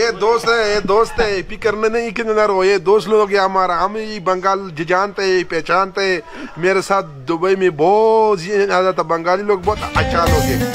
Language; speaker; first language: Hindi; non-native, learner; Pashto